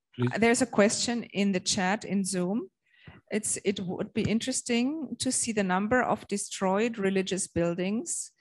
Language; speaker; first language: English; non-native, fluent; Ukrainian